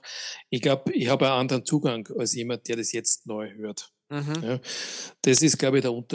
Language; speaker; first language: German; native; German